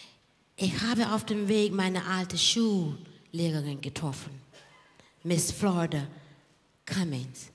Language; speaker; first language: German; non-native, learner; English